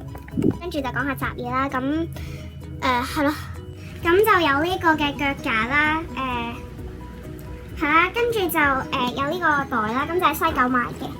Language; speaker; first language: Cantonese; native; Cantonese